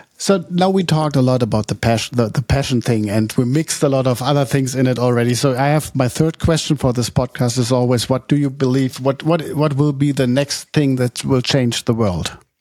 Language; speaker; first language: English; non-native, fluent; German